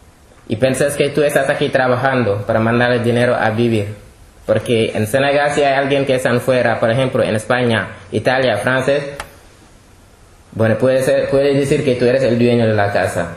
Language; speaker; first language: Spanish; non-native, fluent; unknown